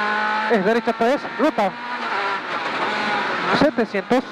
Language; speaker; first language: Spanish; native; Spanish